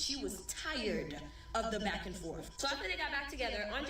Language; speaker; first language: English; native; English